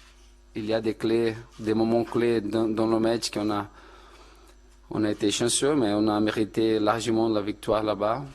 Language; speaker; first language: French; non-native, fluent; Portuguese